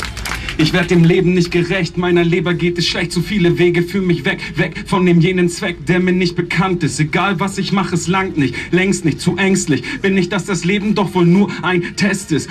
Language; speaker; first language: German; native; German